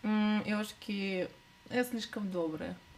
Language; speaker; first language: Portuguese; non-native, learner; Russian